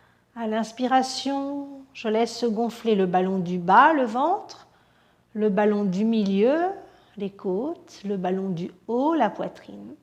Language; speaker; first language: French; native; French